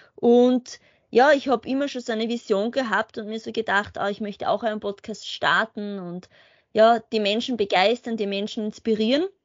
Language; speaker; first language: German; native; German